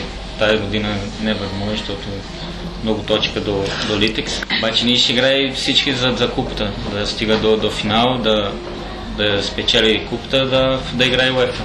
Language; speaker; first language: Bulgarian; non-native, learner; Portuguese